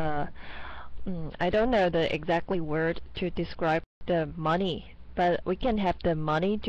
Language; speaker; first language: English; non-native, fluent; Chinese